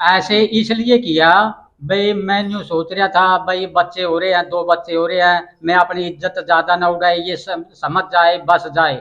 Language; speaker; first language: Hindi; non-native, local second language; Haryanvi